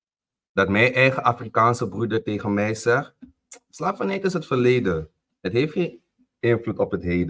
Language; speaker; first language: Dutch; native; Dutch